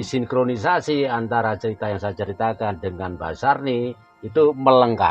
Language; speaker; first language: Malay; non-native, local second language; Javanese